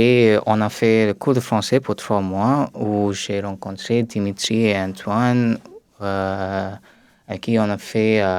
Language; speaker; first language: French; non-native, learner; Tamil